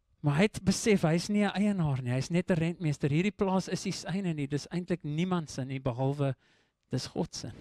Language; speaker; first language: Afrikaans; non-native, local second language; English